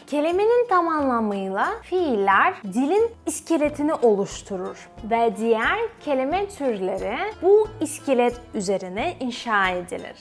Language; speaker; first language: Turkish; non-native, fluent; Russian